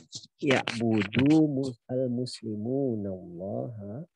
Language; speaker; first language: Arabic; non-native, learner; Indonesian